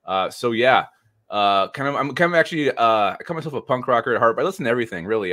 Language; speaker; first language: English; native; English